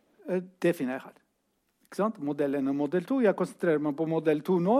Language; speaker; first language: Norwegian; non-native, fluent; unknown